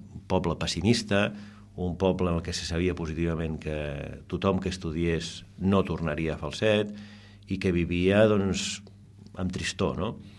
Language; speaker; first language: Catalan; non-native, local second language; Spanish